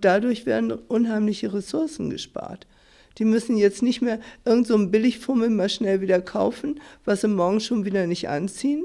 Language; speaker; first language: German; native; German